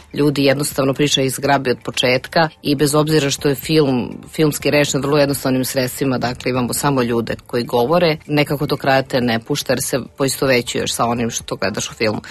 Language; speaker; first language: Serbian; native; Serbian